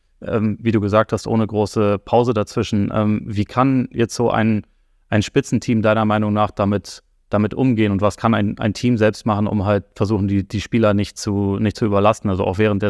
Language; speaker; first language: German; native; German